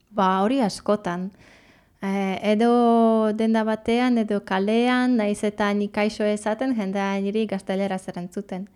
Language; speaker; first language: Basque; non-native, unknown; Polish